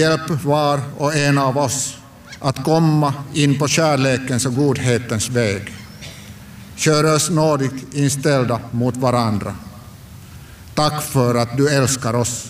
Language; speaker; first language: Swedish; non-native, local second language; Finnish